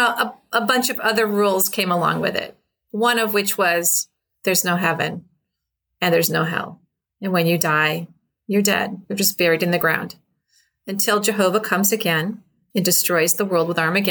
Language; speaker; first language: English; native; English